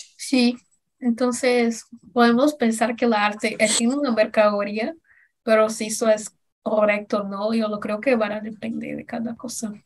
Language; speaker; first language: Spanish; non-native, learner; Portuguese